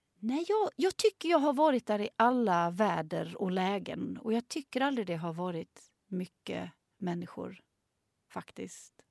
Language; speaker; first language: Swedish; native; Swedish